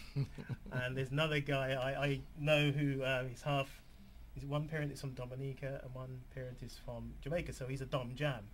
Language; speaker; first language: English; native; English